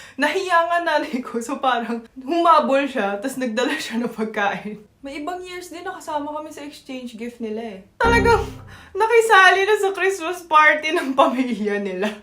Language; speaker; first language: Filipino; native; Filipino